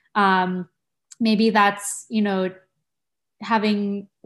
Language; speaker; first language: English; native; English